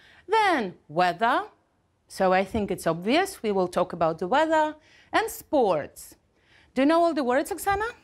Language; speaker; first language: English; non-native, fluent; Ukrainian